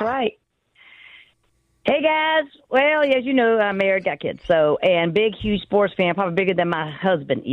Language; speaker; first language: English; native; English